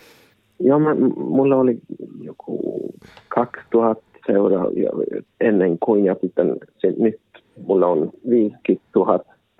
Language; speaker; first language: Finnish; non-native, local second language; Swedish